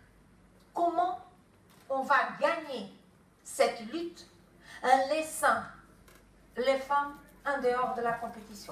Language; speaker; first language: French; non-native, fluent; Kabuverdianu